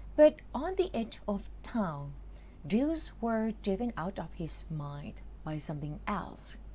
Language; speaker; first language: English; non-native, fluent; Thai